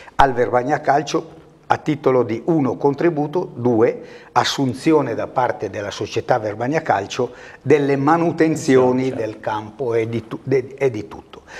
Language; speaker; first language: Italian; native; Italian